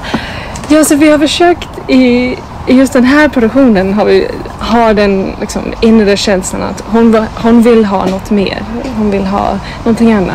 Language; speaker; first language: Swedish; non-native, fluent; English